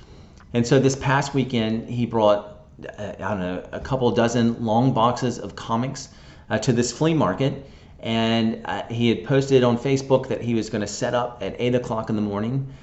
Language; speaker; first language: English; native; English